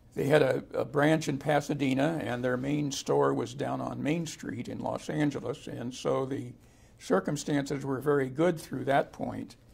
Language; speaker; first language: English; native; English